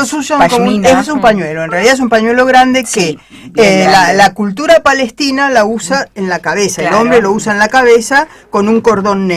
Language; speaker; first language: Spanish; native; Spanish